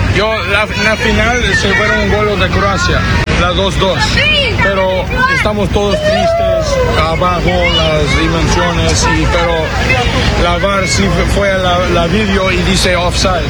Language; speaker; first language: Spanish; non-native, learner; Portuguese